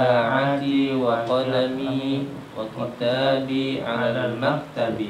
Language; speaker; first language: Arabic; non-native, learner; Indonesian